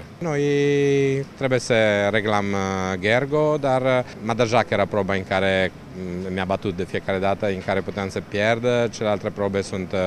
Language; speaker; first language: Romanian; non-native, fluent; Italian